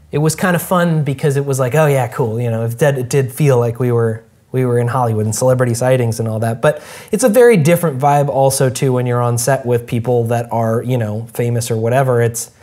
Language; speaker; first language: English; native; English